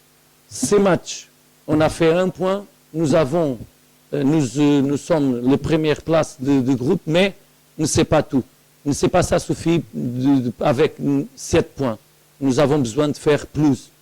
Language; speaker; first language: French; non-native, learner; Portuguese